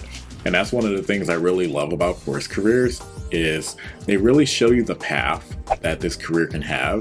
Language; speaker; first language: English; native; English